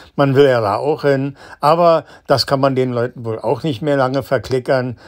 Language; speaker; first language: German; native; German